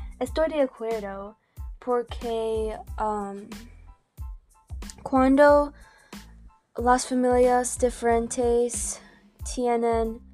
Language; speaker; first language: Spanish; non-native, learner; English